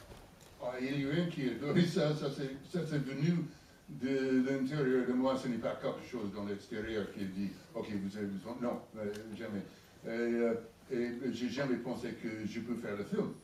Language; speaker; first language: French; non-native, learner; English